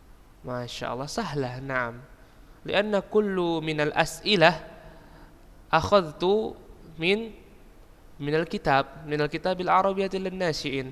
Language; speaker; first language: Arabic; non-native, fluent; Indonesian